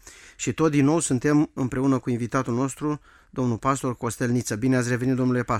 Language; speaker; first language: Romanian; native; Romanian